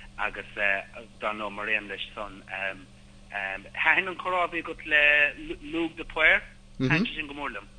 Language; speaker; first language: Irish; native; Irish